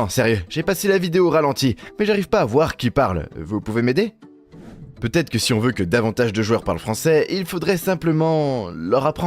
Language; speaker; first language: French; native; French